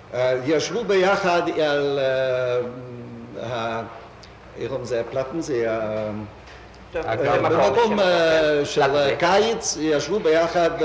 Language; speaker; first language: Hebrew; non-native, fluent; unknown